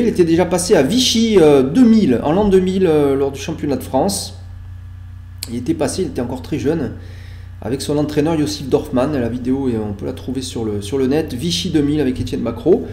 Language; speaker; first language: French; native; French